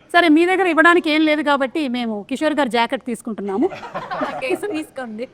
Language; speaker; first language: Telugu; non-native, local second language; Malayalam